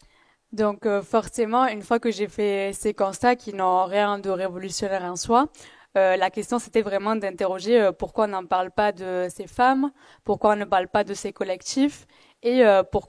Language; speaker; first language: French; native; French